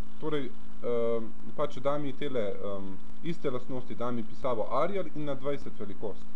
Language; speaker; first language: Slovenian; early bilingual, other home language; Bosnian